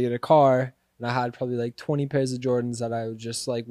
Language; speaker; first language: English; native; English